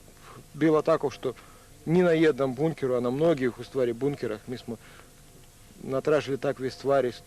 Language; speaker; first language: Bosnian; non-native, learner; Russian